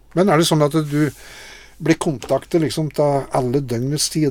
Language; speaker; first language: Norwegian; native; Norwegian